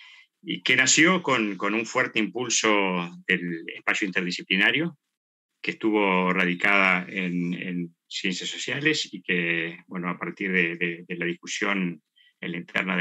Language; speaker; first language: Spanish; native; Spanish